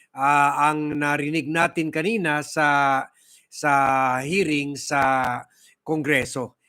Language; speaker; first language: Filipino; native; Filipino